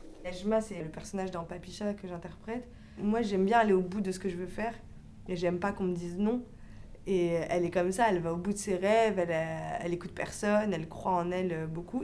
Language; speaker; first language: French; early bilingual, other home language; Arabic